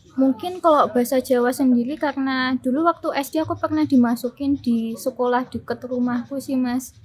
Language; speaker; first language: Indonesian; early bilingual, other home language; German